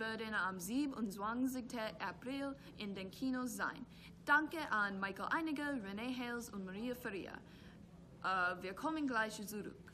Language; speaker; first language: German; non-native, learner; English